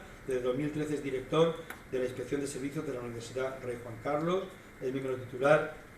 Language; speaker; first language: Spanish; native; Spanish